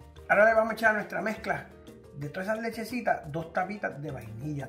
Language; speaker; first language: Spanish; early bilingual, heritage; Spanish